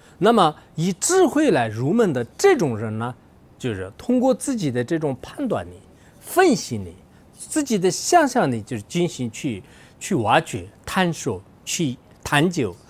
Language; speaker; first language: Chinese; non-native, local second language; Tibetan